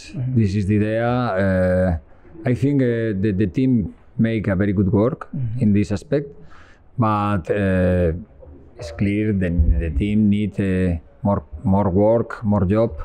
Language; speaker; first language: English; non-native, learner; Spanish